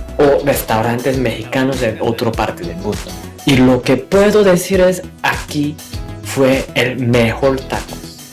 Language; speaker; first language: Spanish; non-native, fluent; Korean